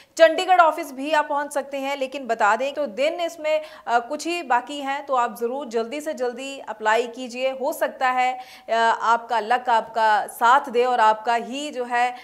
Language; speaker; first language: Hindi; non-native, local second language; Punjabi